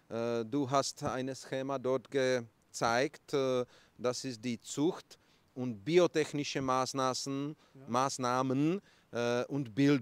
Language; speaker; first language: German; non-native, learner; Czech